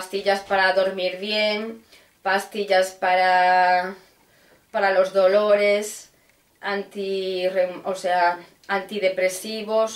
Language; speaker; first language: Spanish; native; Spanish